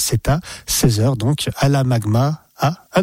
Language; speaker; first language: French; native; French